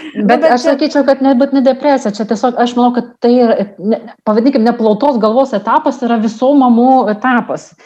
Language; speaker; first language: Lithuanian; non-native, local second language; Russian